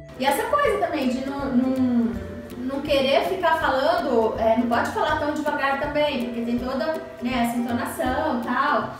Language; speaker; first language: Portuguese; native; Portuguese